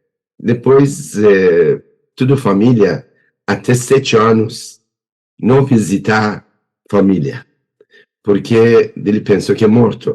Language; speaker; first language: Portuguese; non-native, learner; Persian